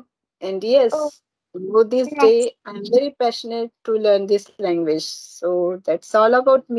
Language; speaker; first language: English; non-native, learner; Marathi